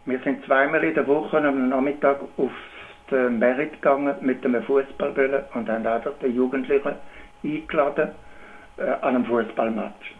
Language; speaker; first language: German; native; German